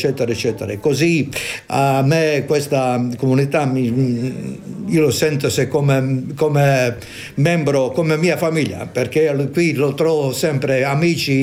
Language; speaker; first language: Italian; non-native, fluent; Croatian